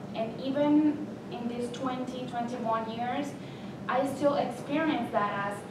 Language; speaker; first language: English; early bilingual, other home language; Spanish